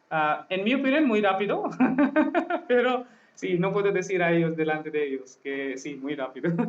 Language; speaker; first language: Spanish; non-native, learner; Hindi